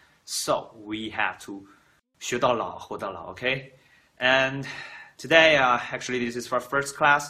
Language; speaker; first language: English; non-native, fluent; Chinese